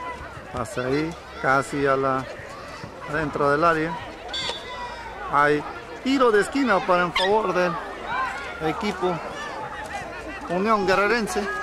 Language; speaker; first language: Spanish; native; Spanish